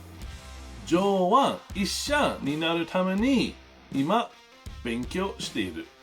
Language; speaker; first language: Japanese; non-native, learner; English